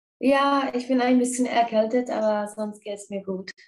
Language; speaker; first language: German; non-native, fluent; Czech